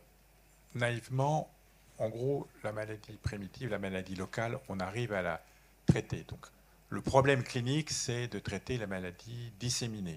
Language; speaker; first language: French; native; French